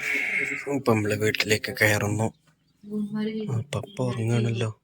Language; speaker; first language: Malayalam; native; Malayalam